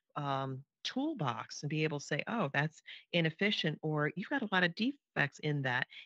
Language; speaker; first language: English; native; English